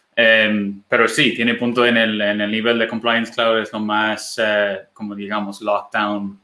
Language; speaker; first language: Spanish; non-native, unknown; English